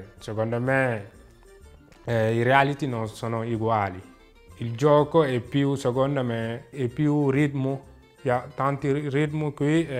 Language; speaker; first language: Italian; non-native, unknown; Wolof